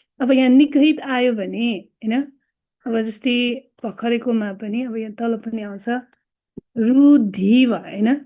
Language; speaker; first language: Nepali; non-native, local second language; Newari